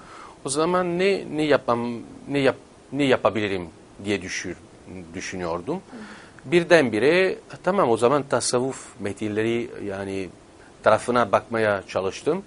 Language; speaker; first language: Turkish; non-native, fluent; Italian